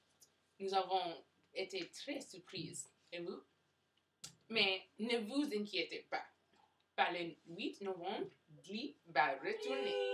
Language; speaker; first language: French; non-native, learner; English